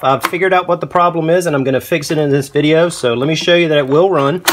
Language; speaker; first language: English; native; English